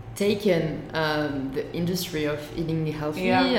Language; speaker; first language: English; non-native, fluent; French